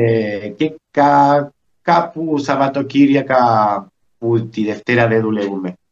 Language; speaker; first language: Greek; early bilingual, heritage; Spanish